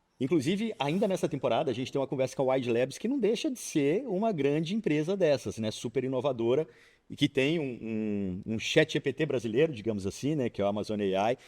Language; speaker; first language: Portuguese; native; Portuguese